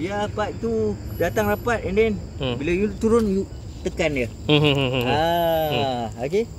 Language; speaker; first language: Malay; native; Malay